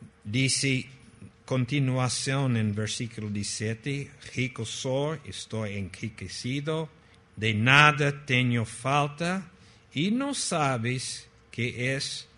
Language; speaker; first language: Portuguese; non-native, fluent; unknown